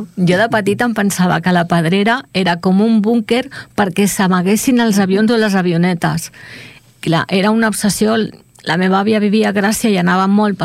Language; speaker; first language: Catalan; native; Catalan